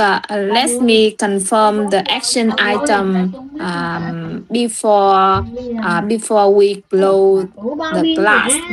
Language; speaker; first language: English; non-native, learner; Vietnamese